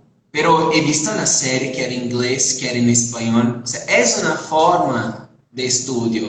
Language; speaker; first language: Spanish; non-native, fluent; Portuguese